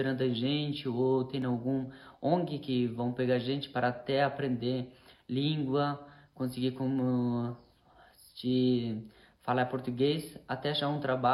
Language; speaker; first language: Portuguese; non-native, learner; Persian